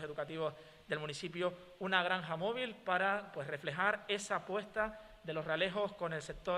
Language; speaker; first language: Spanish; native; Spanish